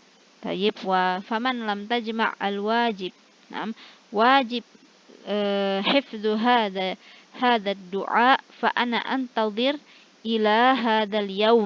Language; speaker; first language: Arabic; non-native, fluent; Indonesian